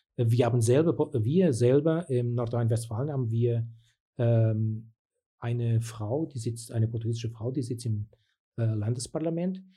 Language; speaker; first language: German; non-native, fluent; Portuguese